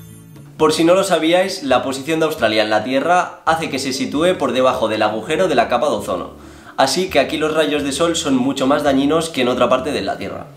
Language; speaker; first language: Spanish; native; Spanish